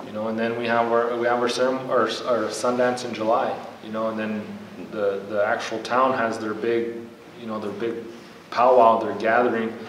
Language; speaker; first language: English; native; English